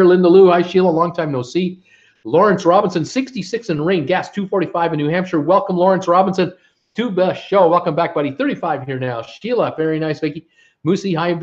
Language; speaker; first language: English; native; English